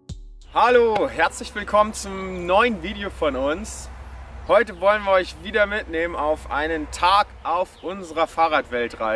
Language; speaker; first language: German; native; German